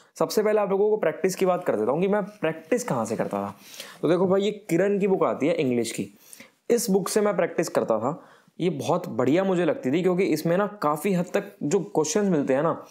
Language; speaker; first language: Hindi; native; Hindi